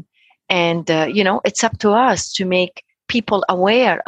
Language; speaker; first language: English; non-native, fluent; Arabic